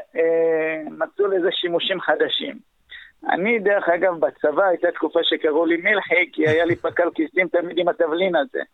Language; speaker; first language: Hebrew; early bilingual, other home language; Arabic